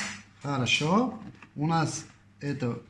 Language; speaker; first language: Russian; non-native, fluent; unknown